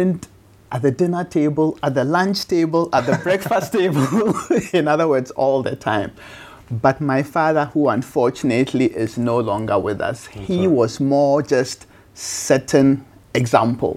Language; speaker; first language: English; non-native, local second language; Akan